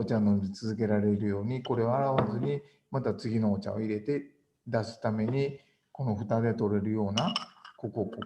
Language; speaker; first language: Japanese; native; Japanese